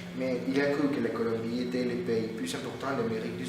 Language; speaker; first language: French; non-native, learner; Spanish